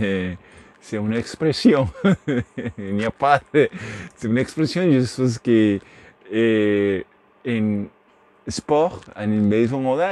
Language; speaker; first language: French; non-native, learner; Spanish